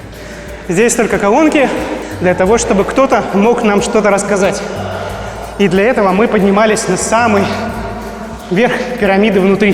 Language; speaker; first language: Russian; native; Russian